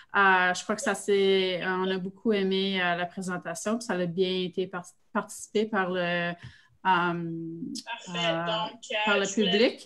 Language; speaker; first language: French; native; French